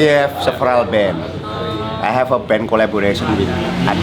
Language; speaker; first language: English; non-native, learner; Indonesian